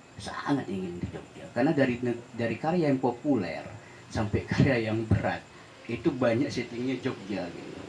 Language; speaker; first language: Indonesian; native; Indonesian